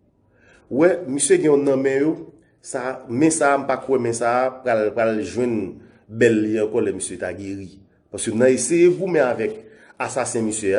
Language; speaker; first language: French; non-native, learner; Haitian Creole